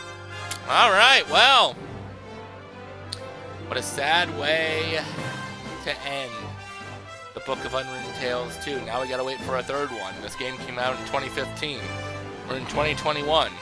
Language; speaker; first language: English; native; English